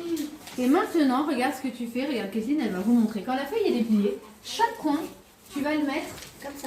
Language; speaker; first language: French; native; French